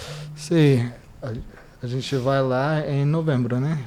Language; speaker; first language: Portuguese; non-native, fluent; English